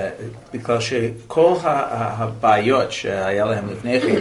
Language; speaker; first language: Hebrew; non-native, learner; English